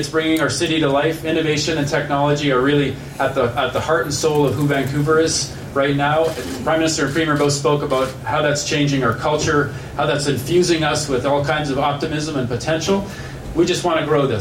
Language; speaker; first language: English; native; English